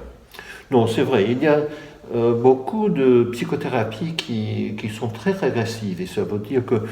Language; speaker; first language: French; non-native, fluent; English